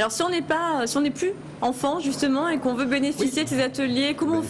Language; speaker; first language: French; native; French